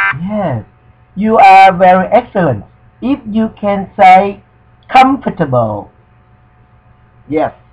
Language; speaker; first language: English; non-native, fluent; Vietnamese